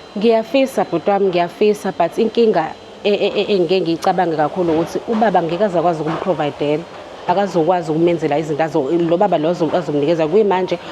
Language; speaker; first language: Zulu; native; Zulu